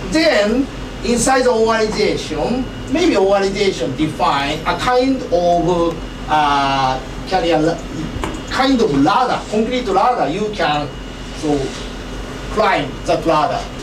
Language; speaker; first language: English; non-native, fluent; Japanese